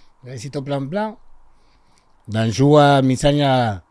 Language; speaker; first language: Indonesian; non-native, learner; Spanish